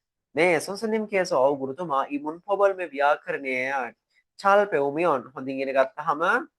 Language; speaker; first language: Korean; non-native, fluent; Sinhala